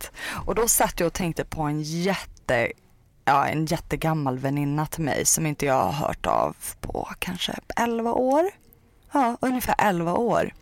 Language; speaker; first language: Swedish; early bilingual, other home language; Persian